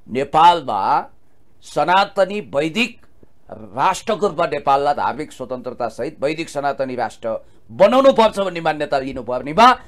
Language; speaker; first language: Nepali; native; Nepali